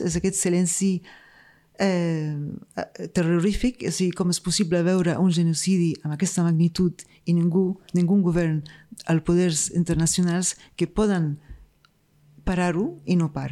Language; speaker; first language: Catalan; non-native, fluent; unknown